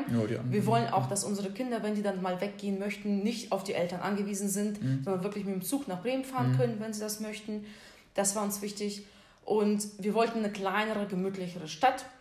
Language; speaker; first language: German; non-native, fluent; Russian